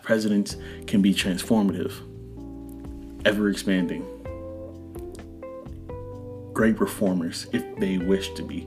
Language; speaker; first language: English; native; English